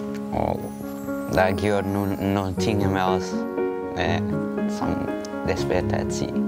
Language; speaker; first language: Danish; non-native, learner; Arabic